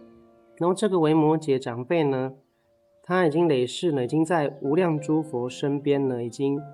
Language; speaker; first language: Chinese; native; Chinese